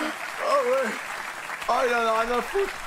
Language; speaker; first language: French; native; French